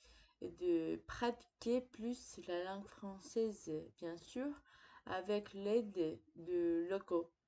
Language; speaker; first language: French; non-native, fluent; Greek